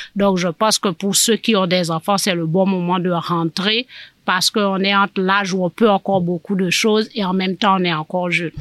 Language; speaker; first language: French; native; French